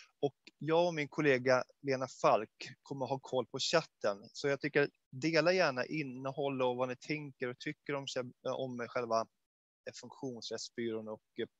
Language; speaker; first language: Swedish; native; Swedish